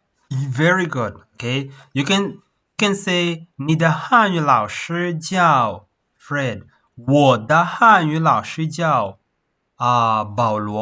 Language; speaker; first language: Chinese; non-native, fluent; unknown